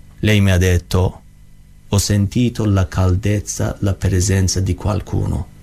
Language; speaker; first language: Italian; non-native, learner; Persian